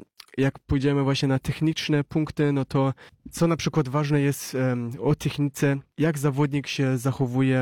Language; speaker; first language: Polish; early bilingual, heritage; Polish